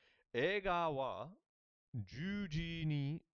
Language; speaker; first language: Japanese; non-native, learner; English